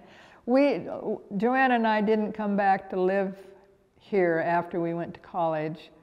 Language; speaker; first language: English; native; English